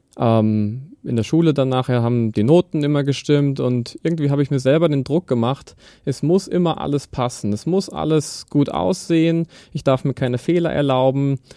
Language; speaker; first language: German; native; German